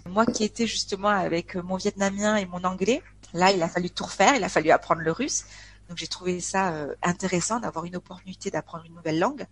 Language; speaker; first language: French; native; French